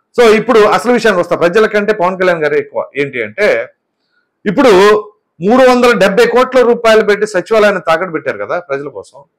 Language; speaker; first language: Telugu; native; Telugu